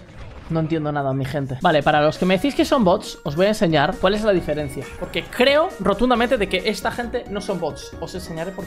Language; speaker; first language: Spanish; native; Spanish